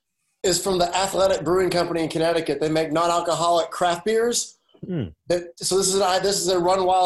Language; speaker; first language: English; native; English